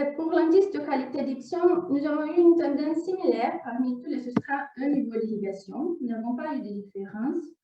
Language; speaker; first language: French; non-native, fluent; Portuguese